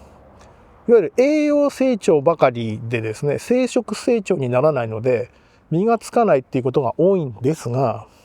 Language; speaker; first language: Japanese; native; Japanese